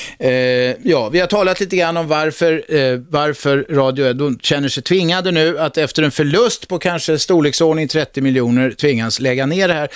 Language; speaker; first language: Swedish; native; Swedish